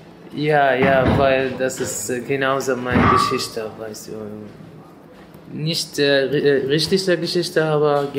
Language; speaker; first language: German; non-native, learner; Arabic